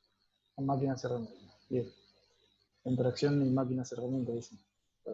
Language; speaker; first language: Spanish; native; Spanish